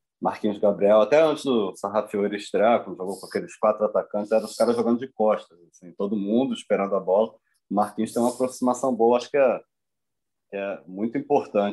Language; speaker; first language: Portuguese; native; Portuguese